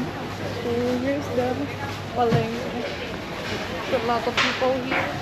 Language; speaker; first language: English; non-native, local second language; Filipino